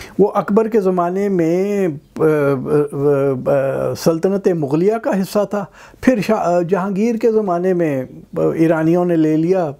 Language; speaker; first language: Urdu; native; Urdu